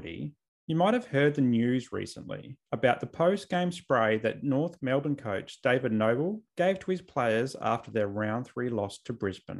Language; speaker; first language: English; native; English